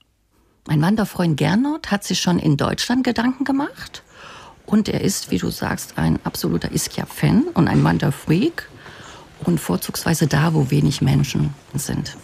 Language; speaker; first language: German; native; German